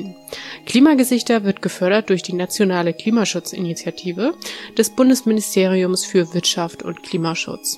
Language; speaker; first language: German; native; German